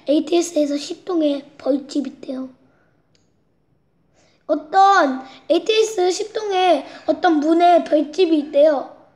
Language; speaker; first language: Korean; early bilingual, heritage; Korean